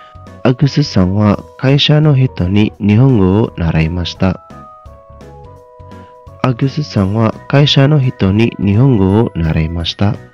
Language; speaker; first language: Japanese; non-native, fluent; Indonesian